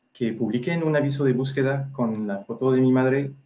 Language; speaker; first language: Spanish; non-native, fluent; French